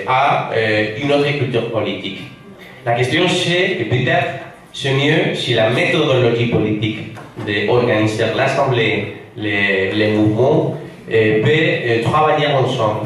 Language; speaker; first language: French; non-native, fluent; Spanish